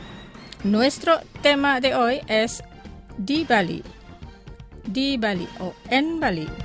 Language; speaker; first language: Spanish; non-native, fluent; Indonesian